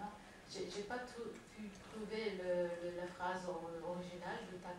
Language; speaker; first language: French; non-native, fluent; Japanese